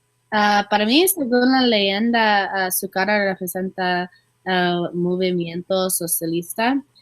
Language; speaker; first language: Spanish; non-native, learner; English